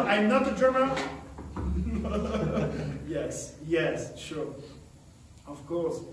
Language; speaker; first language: English; non-native, learner; French